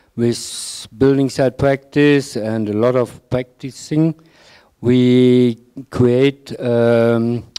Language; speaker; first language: English; non-native, fluent; German